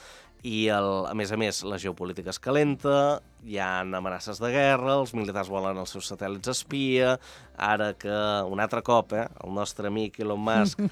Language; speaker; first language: Catalan; native; Catalan